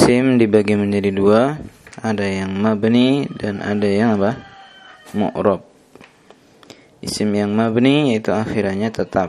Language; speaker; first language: Indonesian; native; Indonesian